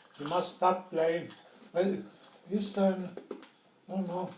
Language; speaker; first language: English; non-native, learner; Swedish